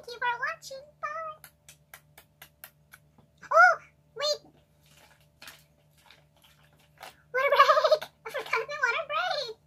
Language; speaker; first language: English; non-native, local second language; Filipino